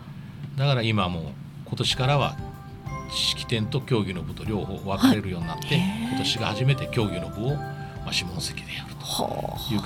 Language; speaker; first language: Japanese; native; Japanese